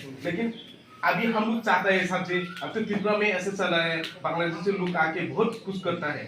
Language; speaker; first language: Hindi; non-native, local second language; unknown